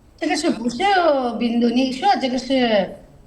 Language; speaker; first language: Chinese; non-native, learner; Telugu